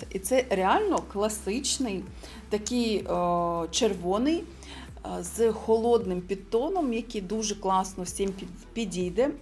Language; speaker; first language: Ukrainian; non-native, local second language; Russian